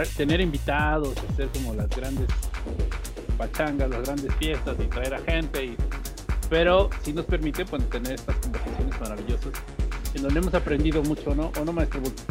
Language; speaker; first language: Spanish; native; Spanish